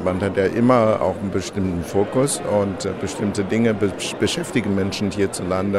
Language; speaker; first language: German; non-native, fluent; Chinese